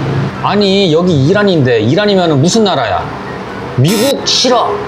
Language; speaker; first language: Korean; native; Korean